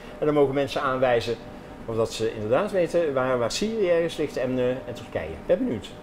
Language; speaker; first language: Dutch; native; Dutch